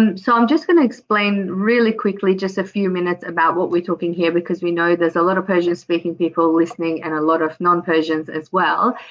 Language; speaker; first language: English; early bilingual, other home language; Persian